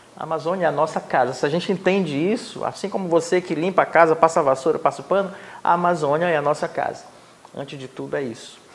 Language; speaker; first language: Portuguese; non-native, local second language; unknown